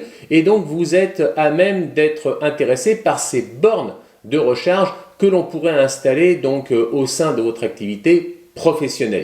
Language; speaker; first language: French; native; French